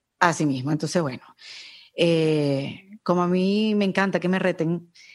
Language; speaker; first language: Spanish; native; Spanish